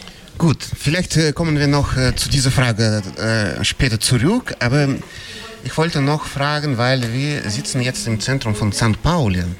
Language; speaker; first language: German; non-native, fluent; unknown